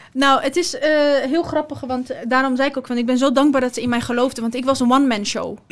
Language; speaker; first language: Dutch; early bilingual, other home language; Persian